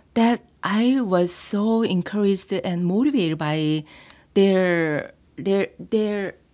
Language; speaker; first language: English; non-native, fluent; Korean